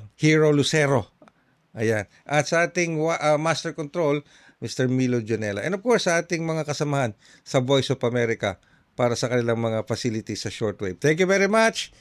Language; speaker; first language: Filipino; native; Filipino